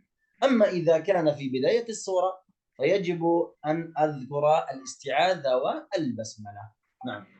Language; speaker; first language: Arabic; native; Arabic